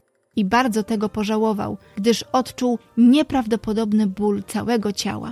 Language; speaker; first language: Polish; native; Polish